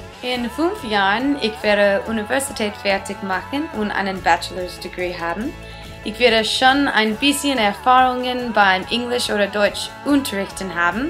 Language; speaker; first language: German; non-native, learner; English